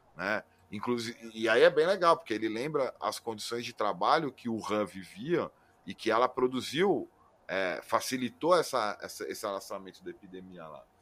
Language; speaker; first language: Portuguese; native; Portuguese